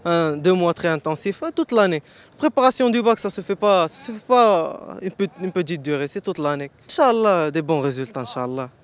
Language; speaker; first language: French; non-native, local second language; Arabic